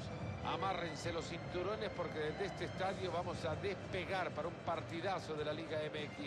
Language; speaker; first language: Spanish; native; Spanish